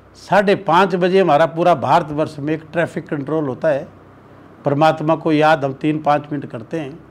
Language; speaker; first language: Hindi; native; Hindi